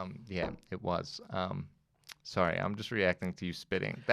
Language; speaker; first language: English; native; English